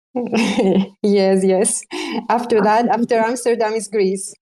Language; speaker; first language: English; non-native, fluent; Greek